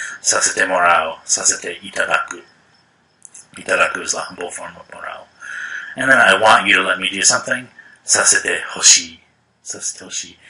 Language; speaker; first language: English; native; English